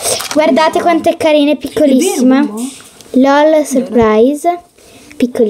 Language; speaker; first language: Italian; native; Italian